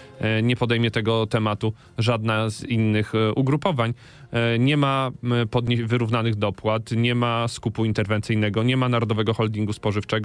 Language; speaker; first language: Polish; native; Polish